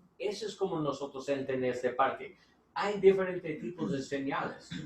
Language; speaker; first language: Spanish; non-native, learner; English